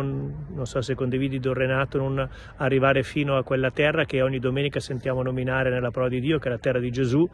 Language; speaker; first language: Italian; native; Italian